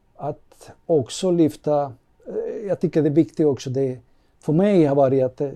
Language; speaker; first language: Swedish; non-native, fluent; Spanish